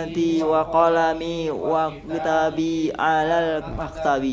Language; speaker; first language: Arabic; non-native, learner; Indonesian